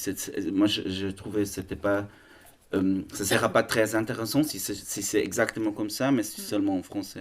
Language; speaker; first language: French; non-native, learner; German